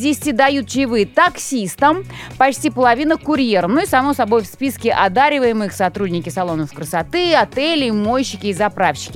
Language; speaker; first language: Russian; native; Russian